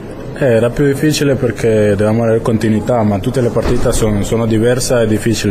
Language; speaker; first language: Italian; non-native, fluent; Spanish